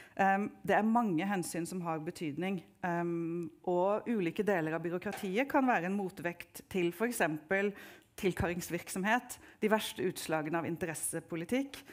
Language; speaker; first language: Norwegian; native; Norwegian